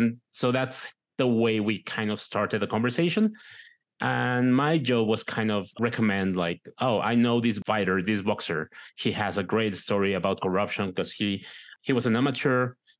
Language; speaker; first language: English; non-native, fluent; Spanish